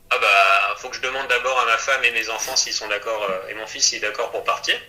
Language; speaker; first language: French; native; French